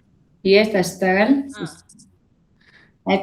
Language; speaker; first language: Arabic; non-native, learner; Malayalam